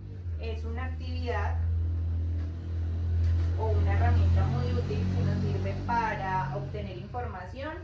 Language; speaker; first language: Spanish; native; Spanish